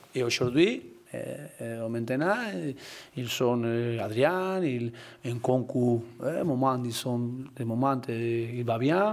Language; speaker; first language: French; non-native, learner; Spanish